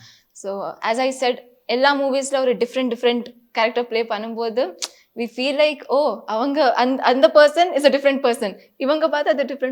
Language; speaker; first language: Tamil; non-native, fluent; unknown